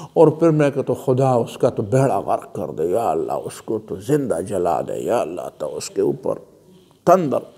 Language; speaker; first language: Urdu; non-native, local second language; Pashto